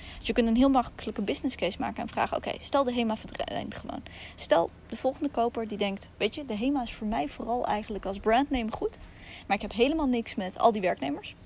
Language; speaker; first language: Dutch; early bilingual, other home language; Russian